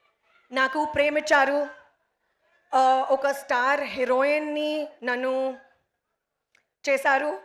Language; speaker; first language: Telugu; non-native, learner; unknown